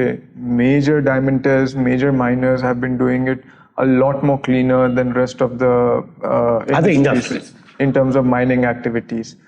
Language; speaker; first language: English; non-native, local second language; Gujarati